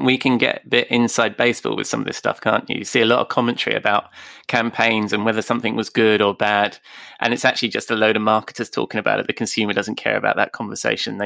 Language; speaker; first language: English; native; English